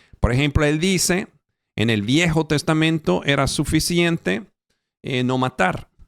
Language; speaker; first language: Spanish; non-native, fluent; Italian